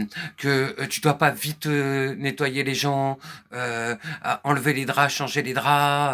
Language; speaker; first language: French; native; French